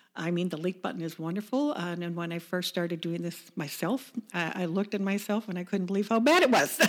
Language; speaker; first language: English; native; English